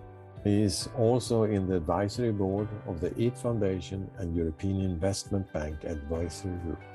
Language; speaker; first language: English; non-native, fluent; Swedish